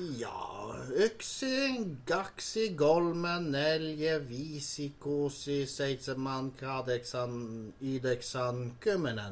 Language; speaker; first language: Finnish; non-native, learner; Norwegian